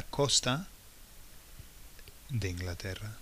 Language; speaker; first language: Spanish; non-native, fluent; English